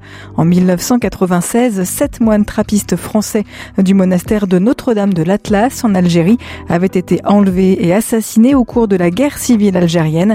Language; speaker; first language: French; native; French